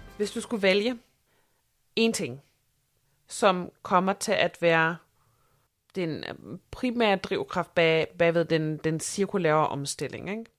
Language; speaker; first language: Danish; native; Danish